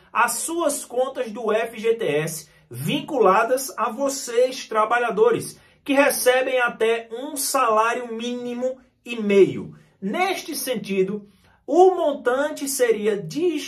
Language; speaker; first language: Portuguese; native; Portuguese